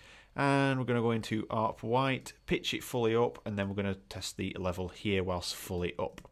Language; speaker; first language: English; native; English